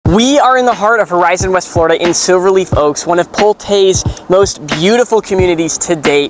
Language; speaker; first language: English; native; English